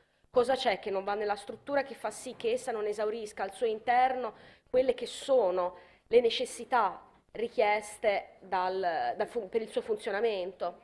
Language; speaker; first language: Italian; native; Italian